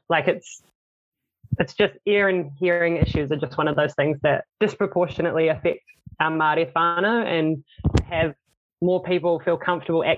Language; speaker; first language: English; native; English